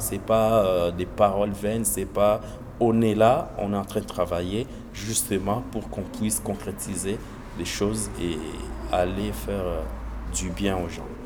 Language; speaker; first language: French; non-native, local second language; Lingala